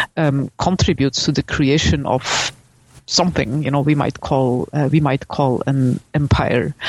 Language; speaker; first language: English; non-native, fluent; Dutch